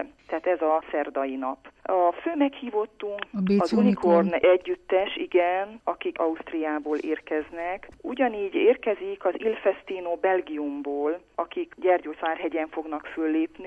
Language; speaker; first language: Hungarian; native; Hungarian